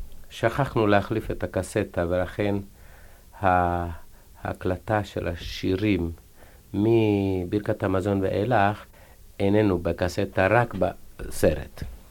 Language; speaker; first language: Hebrew; native; Hebrew